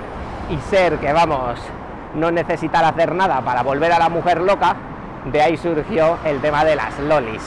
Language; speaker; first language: Spanish; native; Spanish